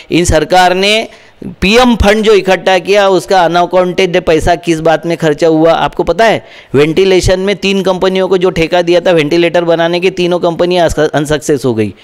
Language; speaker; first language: Hindi; non-native, local second language; Marathi